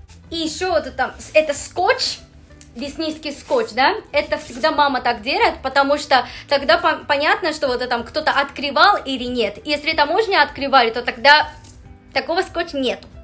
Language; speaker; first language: Russian; non-native, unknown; Japanese